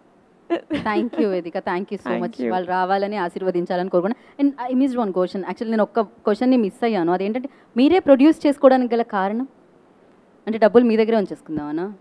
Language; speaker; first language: Telugu; native; Telugu